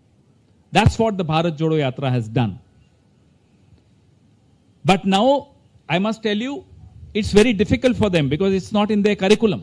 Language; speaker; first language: English; non-native, local second language; Hindi